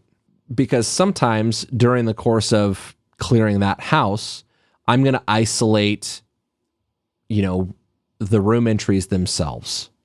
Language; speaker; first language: English; native; English